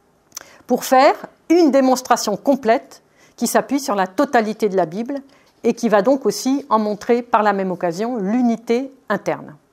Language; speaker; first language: French; native; French